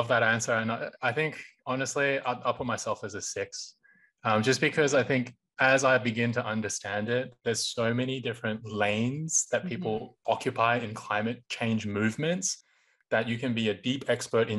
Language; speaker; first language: English; native; English